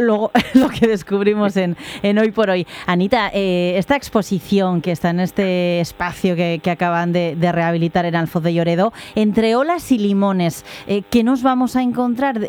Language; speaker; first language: Spanish; native; Spanish